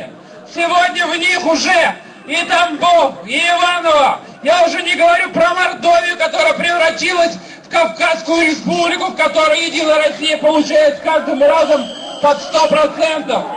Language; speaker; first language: Russian; native; Russian